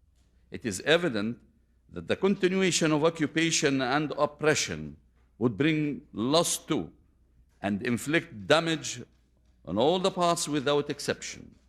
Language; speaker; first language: English; non-native, fluent; Arabic